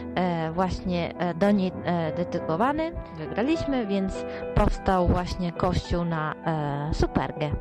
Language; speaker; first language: Polish; early bilingual, other home language; Italian